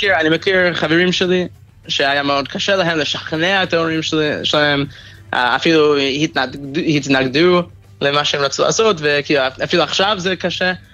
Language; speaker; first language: Hebrew; non-native, fluent; English